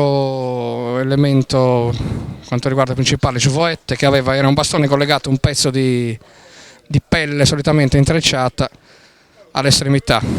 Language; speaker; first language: Italian; native; Italian